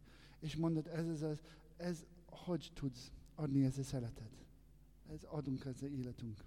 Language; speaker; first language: Hungarian; non-native, learner; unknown